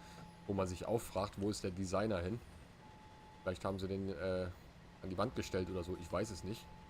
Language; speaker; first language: German; native; German